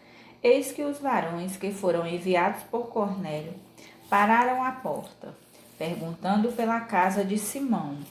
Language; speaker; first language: Portuguese; native; Portuguese